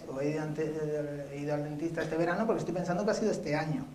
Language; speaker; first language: Spanish; native; Spanish